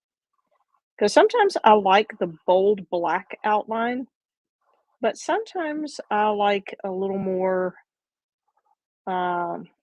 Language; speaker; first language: English; native; English